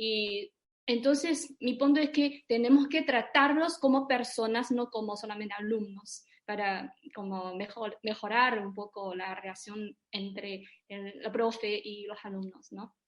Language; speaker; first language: Spanish; non-native, fluent; Chinese